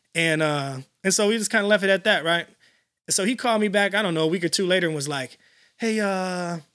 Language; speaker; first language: English; native; English